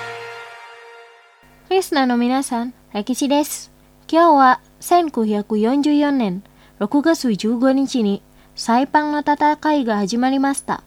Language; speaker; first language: Japanese; non-native, fluent; Indonesian